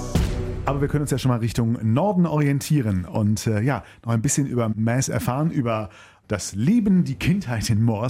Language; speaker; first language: German; native; German